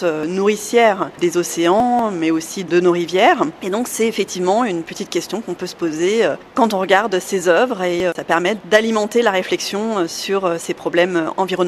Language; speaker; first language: French; native; French